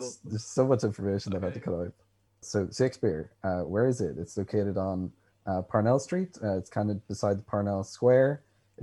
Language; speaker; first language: English; native; English